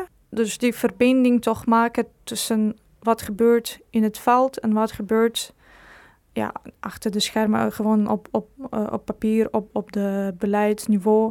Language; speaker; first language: Dutch; non-native, fluent; Ukrainian